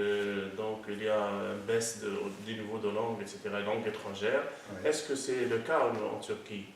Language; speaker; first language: French; non-native, local second language; Arabic